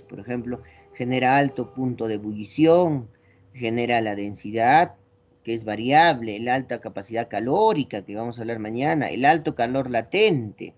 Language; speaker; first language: Spanish; native; Spanish